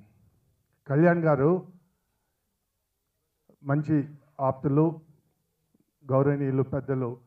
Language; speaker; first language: Telugu; native; Telugu